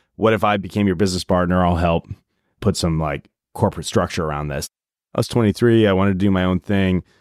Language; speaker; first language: English; native; English